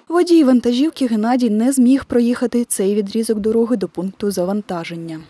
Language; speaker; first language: Ukrainian; native; Ukrainian